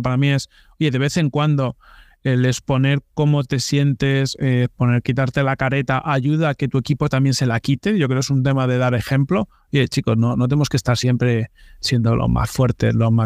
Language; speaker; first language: Spanish; native; Spanish